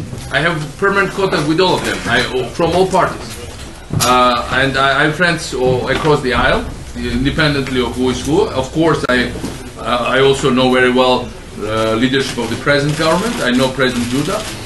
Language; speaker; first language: English; non-native, fluent; Georgian